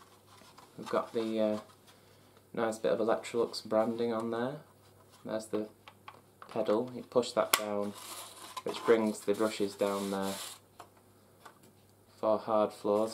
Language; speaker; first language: English; native; English